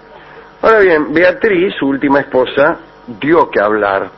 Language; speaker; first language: Spanish; native; Spanish